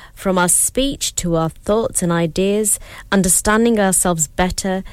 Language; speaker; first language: English; early bilingual, other home language; Urdu